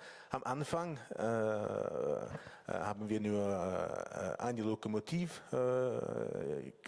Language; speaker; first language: German; non-native, learner; English